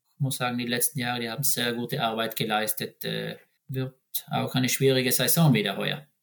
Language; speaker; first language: German; native; German